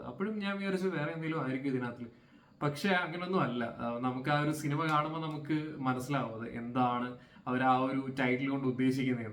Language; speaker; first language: Malayalam; native; Malayalam